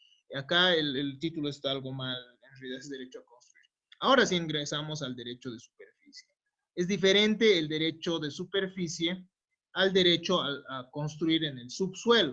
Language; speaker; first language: Spanish; native; Spanish